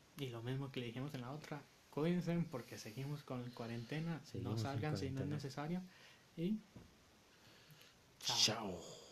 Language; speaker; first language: Spanish; native; Spanish